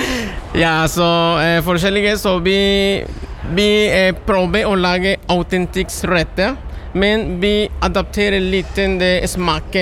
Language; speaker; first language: Norwegian; non-native, learner; Spanish